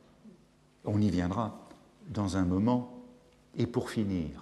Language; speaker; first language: French; native; French